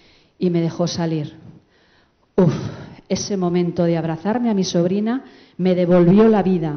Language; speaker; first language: Spanish; native; Spanish